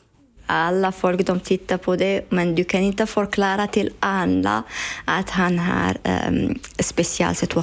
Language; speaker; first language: Swedish; non-native, learner; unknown